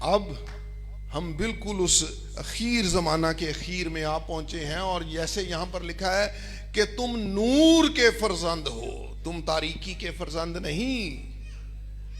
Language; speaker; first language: Urdu; non-native, local second language; Punjabi